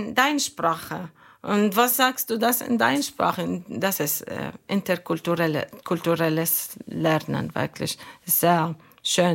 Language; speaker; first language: German; non-native, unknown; Arabic